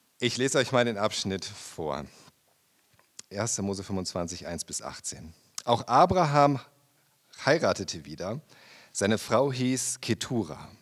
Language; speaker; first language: German; native; German